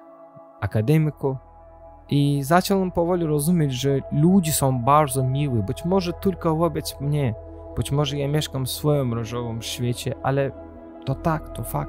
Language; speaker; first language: Polish; non-native, learner; Azerbaijani